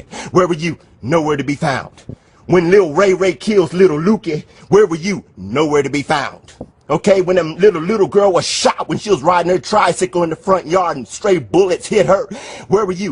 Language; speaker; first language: English; native; English